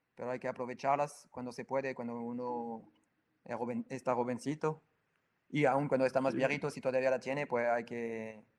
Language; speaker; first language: Spanish; non-native, fluent; French